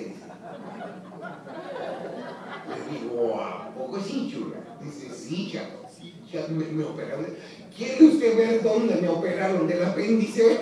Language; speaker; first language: Spanish; native; Spanish